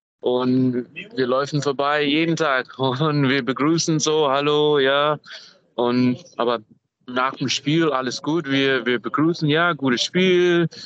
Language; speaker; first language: German; non-native, fluent; English